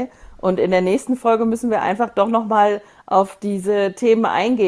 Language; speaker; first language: German; native; German